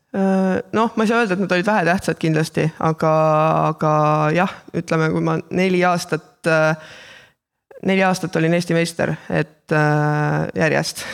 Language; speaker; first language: Estonian; native; Estonian